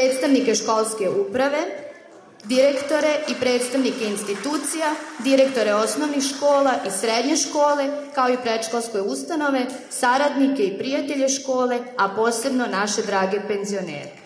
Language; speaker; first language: Serbian; native; Serbian